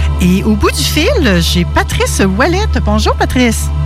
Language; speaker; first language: French; native; French